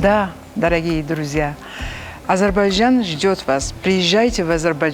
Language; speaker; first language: Russian; non-native, learner; Azerbaijani